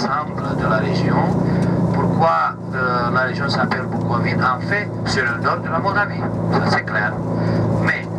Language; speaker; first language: French; non-native, fluent; Romanian